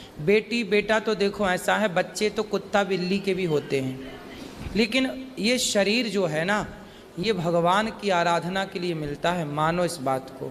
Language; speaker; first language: Hindi; native; Hindi